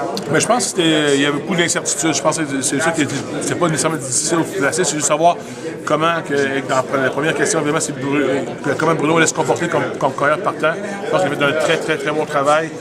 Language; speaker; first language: French; native; French